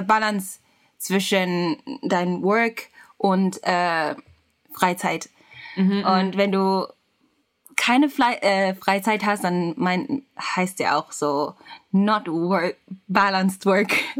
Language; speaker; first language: German; non-native, learner; Japanese